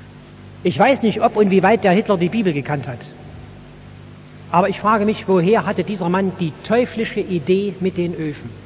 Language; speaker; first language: German; native; German